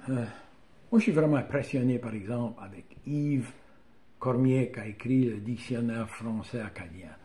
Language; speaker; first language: French; native; French